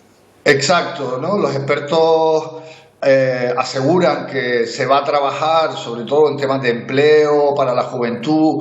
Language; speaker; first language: Spanish; native; Spanish